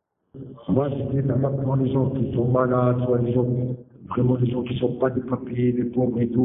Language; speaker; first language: French; non-native, learner; Arabic